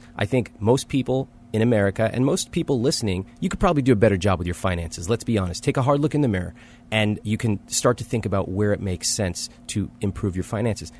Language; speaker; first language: English; early bilingual, other home language; Hindi